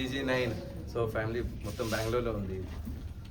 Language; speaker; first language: Telugu; non-native, learner; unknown